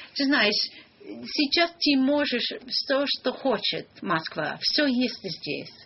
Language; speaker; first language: Russian; non-native, learner; English